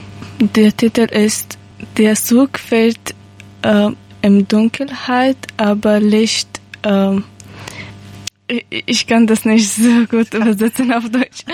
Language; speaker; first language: German; non-native, learner; Persian